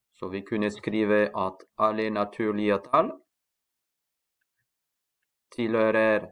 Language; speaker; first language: Norwegian; non-native, fluent; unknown